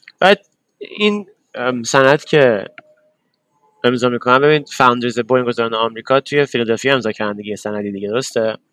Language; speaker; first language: Persian; early bilingual, other home language; English